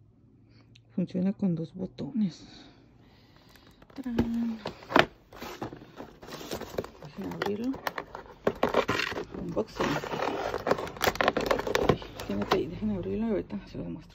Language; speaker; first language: Spanish; native; Spanish